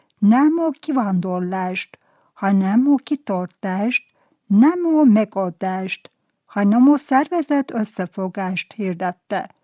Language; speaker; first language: Hungarian; non-native, fluent; Turkish